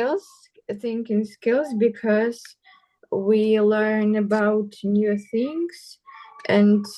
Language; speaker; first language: English; non-native, learner; Russian